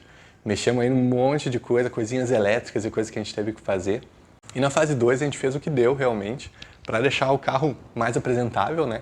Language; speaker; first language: Portuguese; native; Portuguese